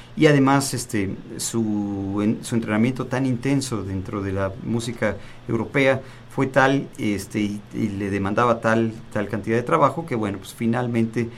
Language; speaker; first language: Spanish; native; Spanish